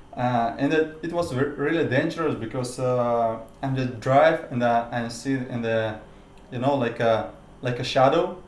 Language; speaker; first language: English; non-native, learner; Russian